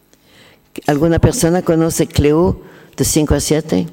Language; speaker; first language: Spanish; non-native, learner; French